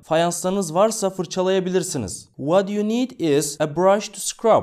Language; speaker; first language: English; non-native, fluent; Turkish